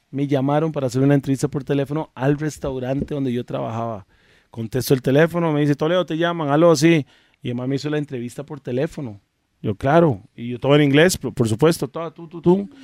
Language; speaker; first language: Spanish; early bilingual, other home language; English